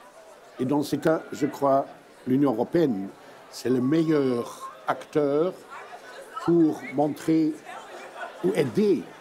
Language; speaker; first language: French; non-native, fluent; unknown